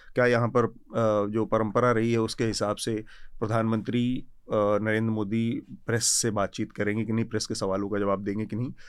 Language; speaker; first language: Hindi; native; Hindi